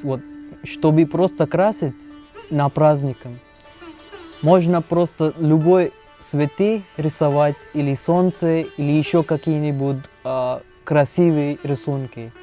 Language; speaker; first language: Russian; non-native, learner; Hindi